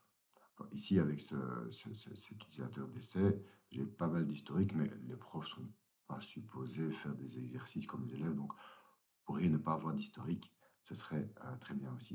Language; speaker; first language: French; native; French